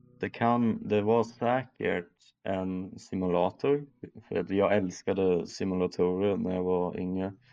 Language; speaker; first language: Swedish; early bilingual, other home language; German